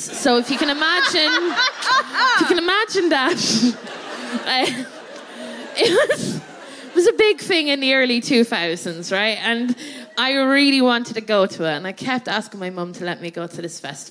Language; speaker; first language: English; native; English